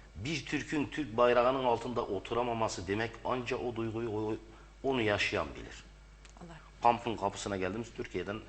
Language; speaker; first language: Turkish; early bilingual, heritage; Arabic